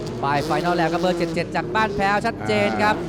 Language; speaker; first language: Thai; native; Thai